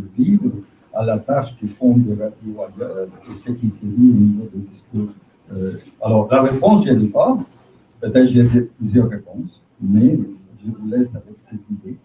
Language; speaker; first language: French; native; French